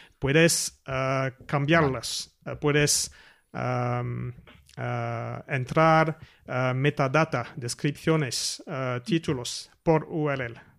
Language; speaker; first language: Spanish; non-native, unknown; French